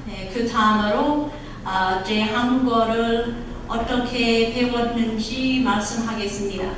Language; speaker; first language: Korean; non-native, learner; English